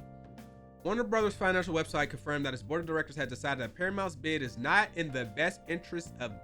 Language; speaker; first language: English; native; English